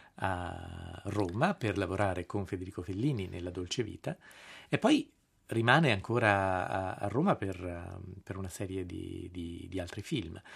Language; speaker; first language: Italian; native; Italian